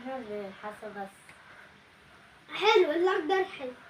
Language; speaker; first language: Arabic; native; Arabic